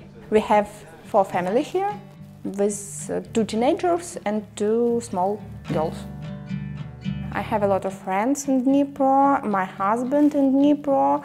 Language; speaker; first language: English; non-native, learner; Ukrainian